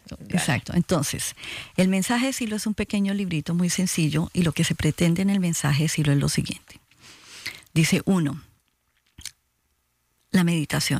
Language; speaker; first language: Spanish; native; Spanish